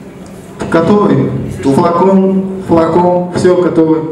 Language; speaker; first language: Russian; non-native, local second language; Uzbek